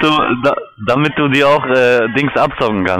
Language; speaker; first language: German; native; German